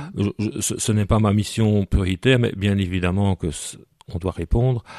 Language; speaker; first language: French; native; French